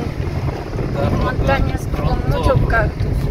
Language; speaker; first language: Spanish; non-native, learner; Russian